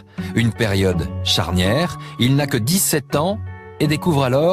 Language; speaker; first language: French; native; French